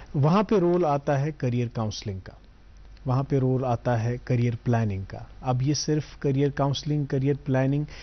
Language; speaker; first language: Hindi; non-native, local second language; Kashmiri